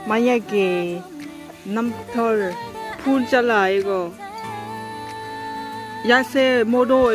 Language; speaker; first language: Korean; non-native, learner; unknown